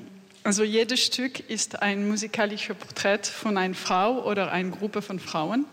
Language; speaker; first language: German; non-native, learner; French